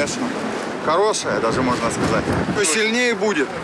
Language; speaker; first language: Russian; native; Russian